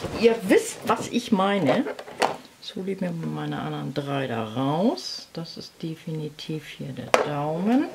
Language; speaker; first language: German; native; German